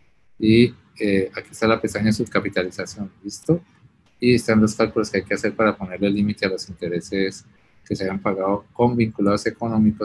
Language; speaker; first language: Spanish; native; Spanish